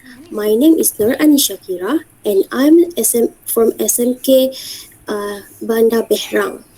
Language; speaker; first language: English; non-native, learner; Malay